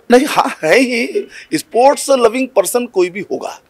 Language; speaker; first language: Hindi; native; Hindi